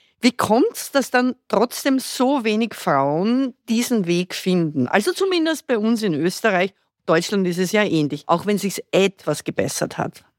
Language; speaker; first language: German; native; German